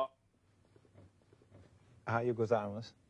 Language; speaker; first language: Japanese; non-native, learner; English